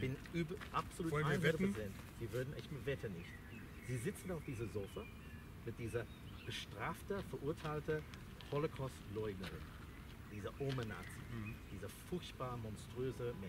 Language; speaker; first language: German; non-native, fluent; English